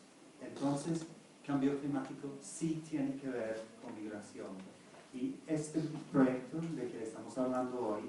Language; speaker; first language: Spanish; non-native, fluent; English